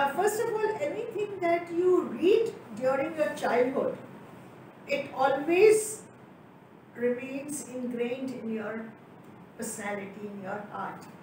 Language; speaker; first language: English; non-native, local second language; Urdu